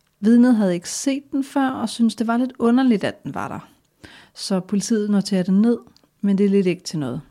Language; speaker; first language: Danish; native; Danish